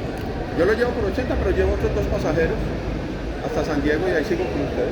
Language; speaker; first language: Spanish; native; Spanish